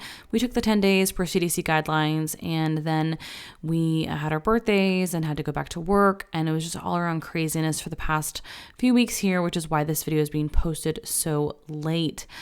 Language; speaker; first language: English; native; English